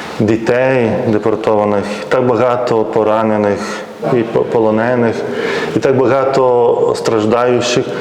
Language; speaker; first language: Ukrainian; non-native, fluent; Lithuanian